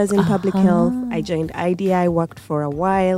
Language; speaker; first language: English; non-native, local second language; Ganda